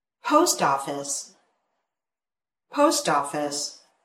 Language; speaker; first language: English; non-native, fluent; Vietnamese